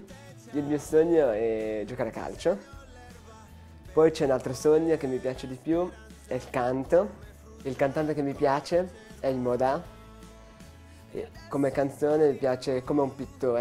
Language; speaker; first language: Italian; early bilingual, other home language; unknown